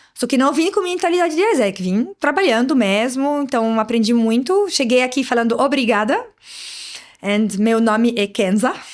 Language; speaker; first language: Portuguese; non-native, fluent; Arabic